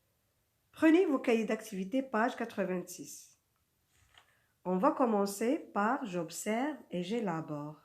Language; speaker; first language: French; non-native, local second language; Arabic